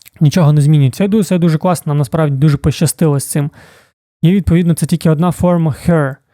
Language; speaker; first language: Ukrainian; native; Ukrainian